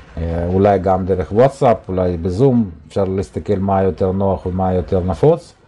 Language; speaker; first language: Hebrew; non-native, fluent; Russian